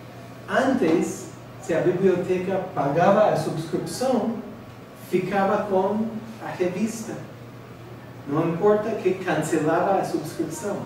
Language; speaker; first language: Spanish; non-native, fluent; English